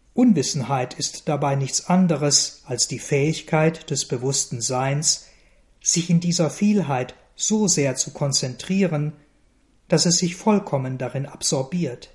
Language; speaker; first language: German; native; German